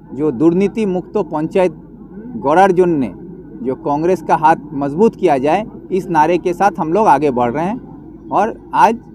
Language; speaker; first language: Hindi; non-native, local second language; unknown